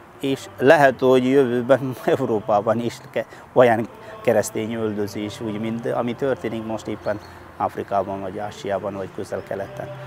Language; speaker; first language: Hungarian; non-native, fluent; Malayalam